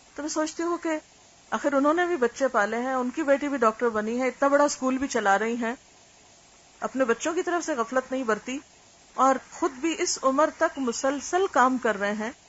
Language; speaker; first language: Urdu; native; Urdu